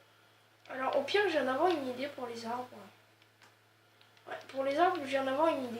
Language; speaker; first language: French; native; French